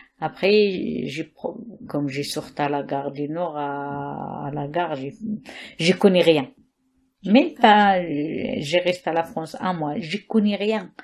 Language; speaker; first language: French; non-native, learner; Arabic